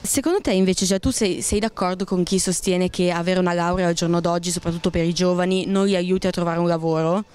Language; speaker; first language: Italian; native; Italian